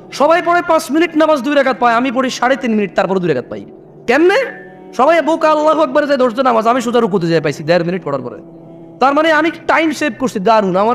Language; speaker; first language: Bangla; early bilingual, heritage; Bangla